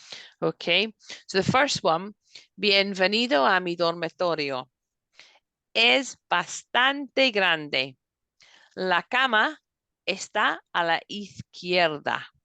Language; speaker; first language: Spanish; non-native, fluent; English